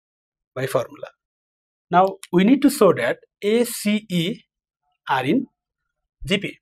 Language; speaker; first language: English; non-native, local second language; Nepali